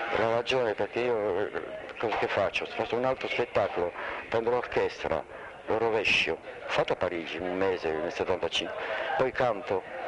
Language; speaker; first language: Italian; non-native, fluent; French